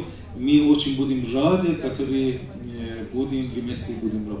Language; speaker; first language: Russian; non-native, learner; Persian